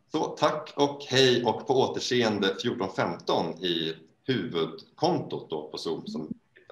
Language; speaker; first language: Swedish; native; Swedish